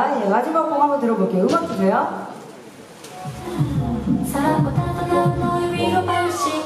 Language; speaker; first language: Korean; native; Korean